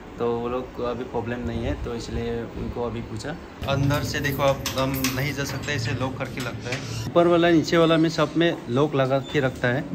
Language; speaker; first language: Hindi; non-native, local second language; Garo